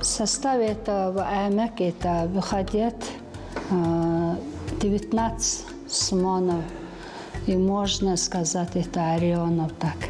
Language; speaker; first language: Russian; non-native, learner; Mongolian